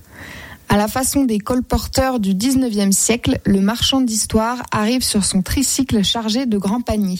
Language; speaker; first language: French; native; French